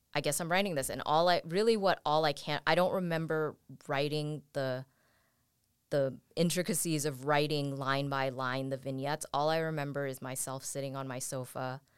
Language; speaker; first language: English; native; English